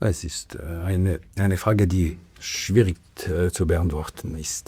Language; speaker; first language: German; non-native, local second language; French